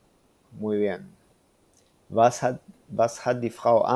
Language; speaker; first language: German; non-native, fluent; Spanish